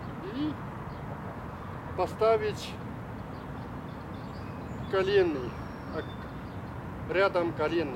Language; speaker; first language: Russian; non-native, learner; Chinese